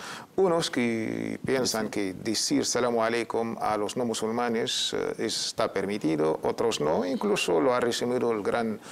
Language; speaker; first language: Spanish; native; Spanish